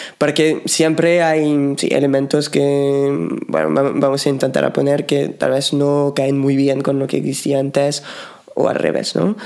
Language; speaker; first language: Spanish; non-native, fluent; French